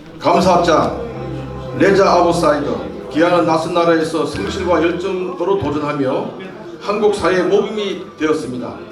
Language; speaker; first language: Korean; native; Korean